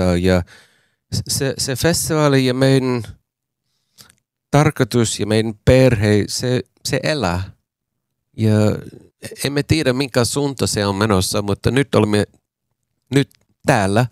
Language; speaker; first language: Finnish; non-native, fluent; English